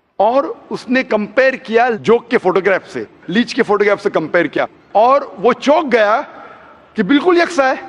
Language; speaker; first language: Hindi; non-native, local second language; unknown